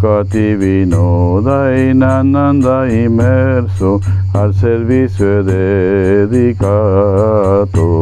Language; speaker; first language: Italian; non-native, learner; Spanish